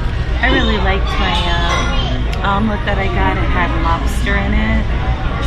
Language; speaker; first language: English; native; English